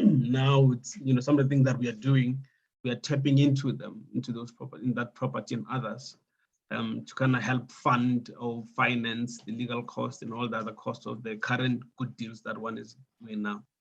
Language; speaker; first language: English; non-native, local second language; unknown